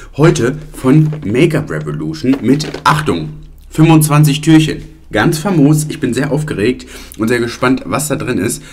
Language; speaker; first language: German; early bilingual, other home language; Italian